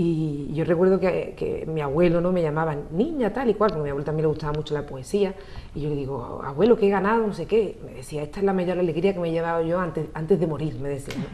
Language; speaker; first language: Spanish; native; Spanish